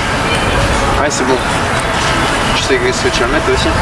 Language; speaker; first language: French; native; French